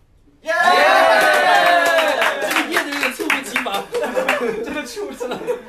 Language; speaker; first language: Chinese; native; Chinese